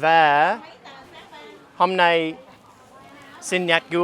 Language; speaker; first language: Vietnamese; non-native, learner; English